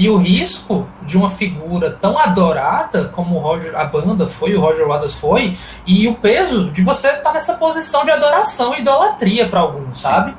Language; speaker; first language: Portuguese; native; Portuguese